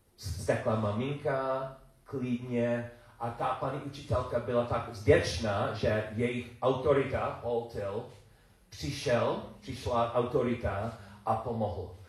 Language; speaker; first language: Czech; non-native, learner; English